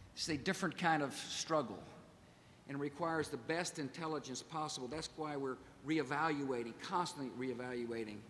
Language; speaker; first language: English; native; English